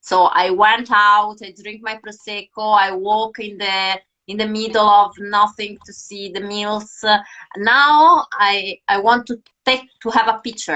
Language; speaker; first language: English; non-native, fluent; Italian